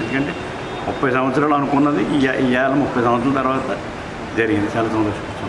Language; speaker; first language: Telugu; native; Telugu